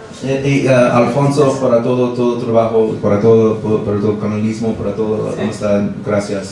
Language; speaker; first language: Spanish; non-native, learner; English